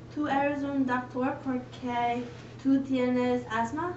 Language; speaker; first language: Spanish; non-native, learner; English